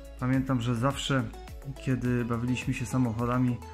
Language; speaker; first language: Polish; native; Polish